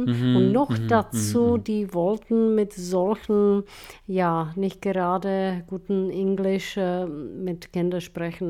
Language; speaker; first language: German; non-native, fluent; Czech